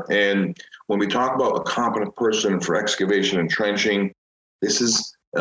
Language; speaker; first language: English; native; English